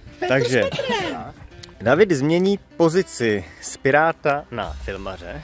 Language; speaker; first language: Czech; native; Czech